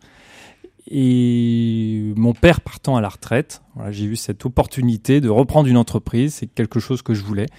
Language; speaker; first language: French; native; French